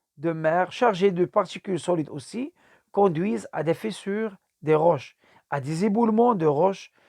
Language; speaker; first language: French; non-native, local second language; Arabic